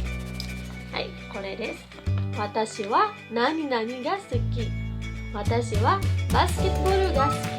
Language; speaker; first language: Japanese; non-native, fluent; Filipino